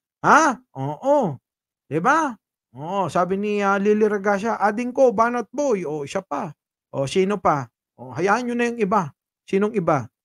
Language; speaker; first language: Filipino; native; Filipino